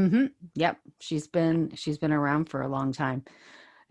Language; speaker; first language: English; native; English